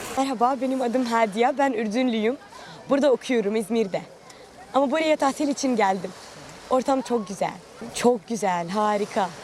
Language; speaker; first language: Turkish; non-native, learner; Arabic